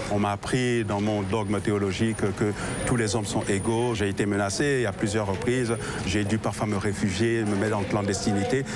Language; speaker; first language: French; non-native, local second language; Sango